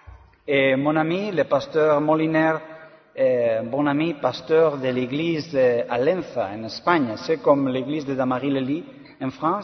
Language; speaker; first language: French; non-native, learner; Spanish